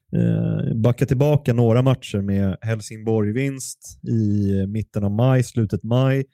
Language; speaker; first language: Swedish; native; Swedish